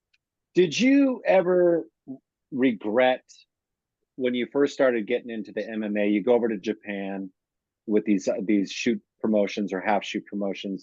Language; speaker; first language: English; native; English